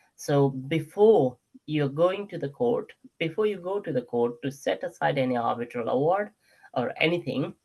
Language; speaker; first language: English; non-native, local second language; Nepali